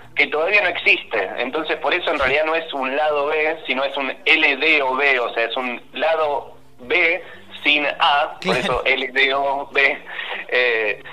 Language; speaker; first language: Spanish; native; Spanish